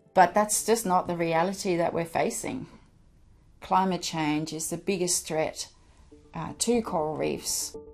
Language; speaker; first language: English; non-native, fluent; Danish